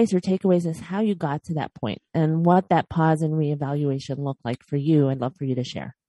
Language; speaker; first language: English; early bilingual, other home language; Filipino